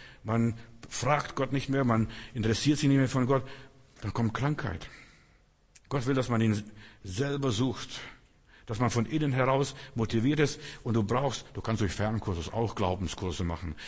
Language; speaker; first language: German; non-native, fluent; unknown